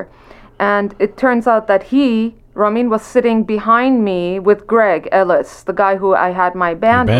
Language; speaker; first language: English; non-native, local second language; Persian